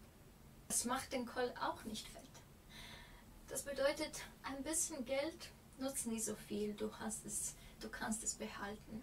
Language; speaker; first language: German; non-native, fluent; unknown